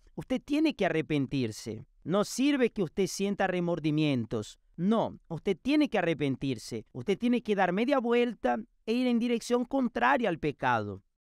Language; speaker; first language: Spanish; non-native, fluent; Portuguese